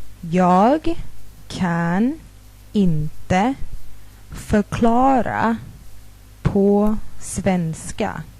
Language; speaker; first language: Swedish; non-native, fluent; Thai